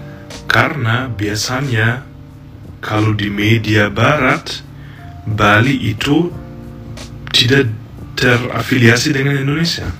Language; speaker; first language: Indonesian; non-native, fluent; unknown